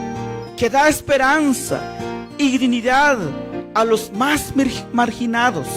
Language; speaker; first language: Spanish; native; Spanish